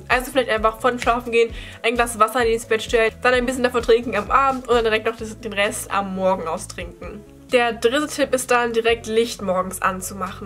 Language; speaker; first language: German; native; German